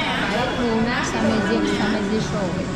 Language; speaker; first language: Russian; non-native, learner; Vietnamese